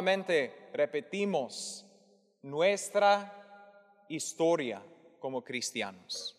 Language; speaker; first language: Spanish; non-native, fluent; English